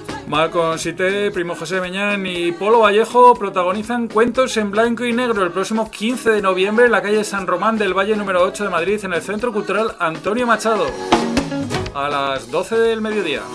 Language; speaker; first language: Spanish; native; Spanish